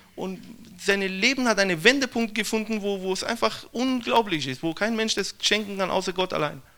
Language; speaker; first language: German; non-native, fluent; Persian